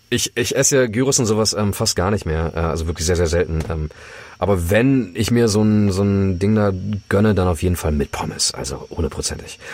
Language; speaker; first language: German; early bilingual, other home language; Greek